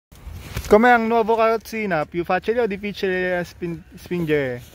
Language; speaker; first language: Italian; non-native, learner; Filipino